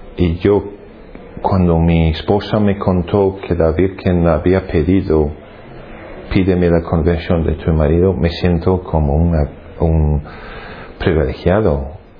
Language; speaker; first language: Spanish; non-native, fluent; English